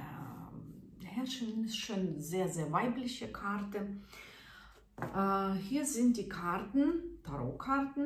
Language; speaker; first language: German; non-native, fluent; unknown